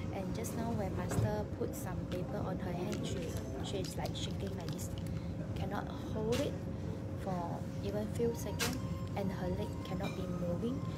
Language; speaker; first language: English; non-native, local second language; Cantonese